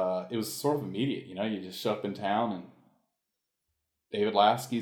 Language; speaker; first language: English; native; English